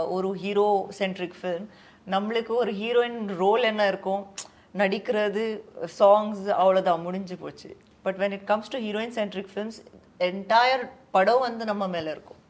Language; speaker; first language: Tamil; non-native, fluent; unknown